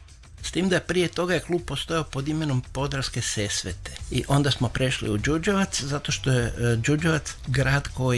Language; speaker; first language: Serbian; native; Serbian